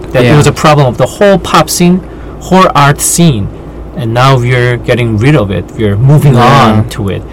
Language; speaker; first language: English; non-native, fluent; Korean